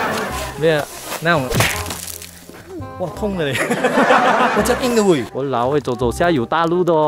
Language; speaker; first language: Chinese; native; Chinese